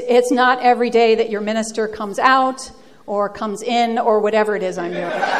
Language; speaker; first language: English; early bilingual, other home language; Dutch